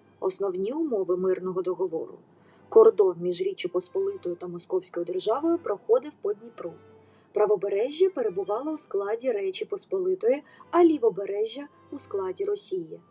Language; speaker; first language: Ukrainian; native; Ukrainian